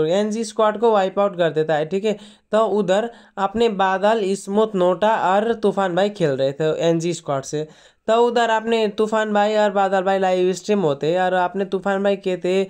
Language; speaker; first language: Hindi; native; Hindi